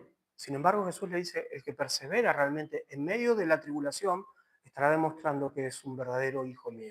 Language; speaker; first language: Spanish; native; Spanish